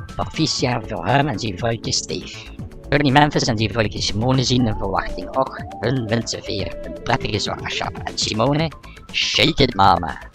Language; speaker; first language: Dutch; native; Dutch